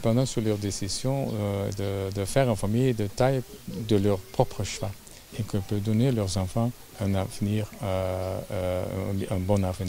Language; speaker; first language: French; non-native, fluent; Dutch